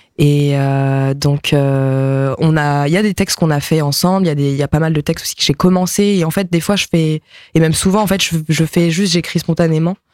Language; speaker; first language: French; early bilingual, other home language; Japanese